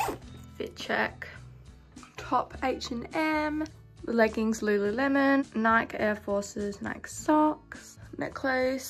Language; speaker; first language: English; native; English